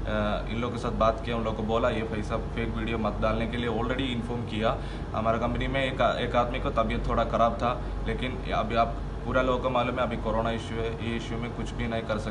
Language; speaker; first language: Hindi; non-native, learner; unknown